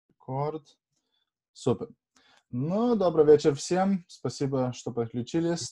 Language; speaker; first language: Russian; non-native, fluent; Lithuanian